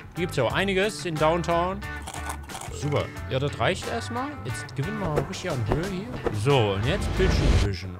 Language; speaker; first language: German; native; German